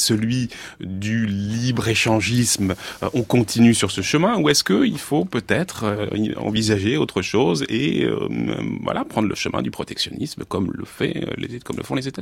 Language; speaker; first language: French; native; French